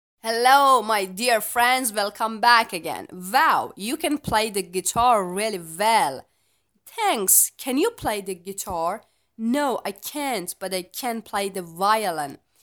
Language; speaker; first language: English; non-native, fluent; Persian